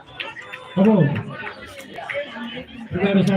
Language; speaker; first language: Portuguese; non-native, local second language; Tetum